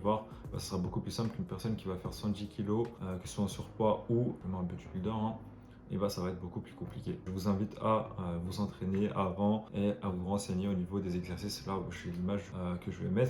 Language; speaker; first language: French; native; French